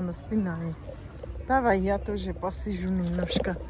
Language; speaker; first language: Russian; non-native, fluent; Armenian